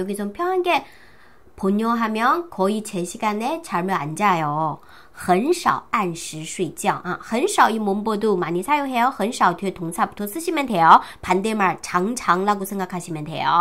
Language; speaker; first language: Korean; non-native, fluent; Chinese